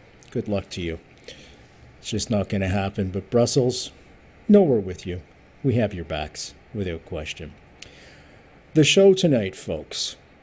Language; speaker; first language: English; native; English